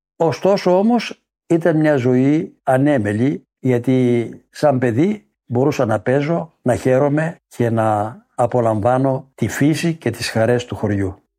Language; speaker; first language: Greek; native; Greek